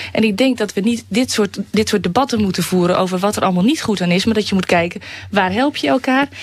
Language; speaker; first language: Dutch; native; Dutch